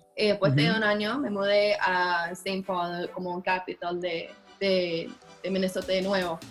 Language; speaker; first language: Spanish; non-native, learner; English